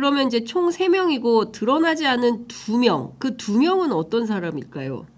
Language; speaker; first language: Korean; native; Korean